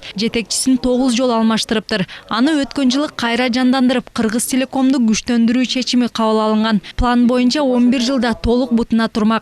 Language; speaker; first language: Kyrgyz; native; Kyrgyz